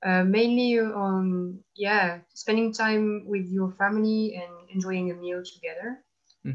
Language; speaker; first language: English; non-native, fluent; French